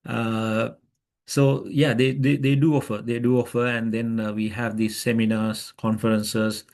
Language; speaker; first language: English; non-native, local second language; Sinhala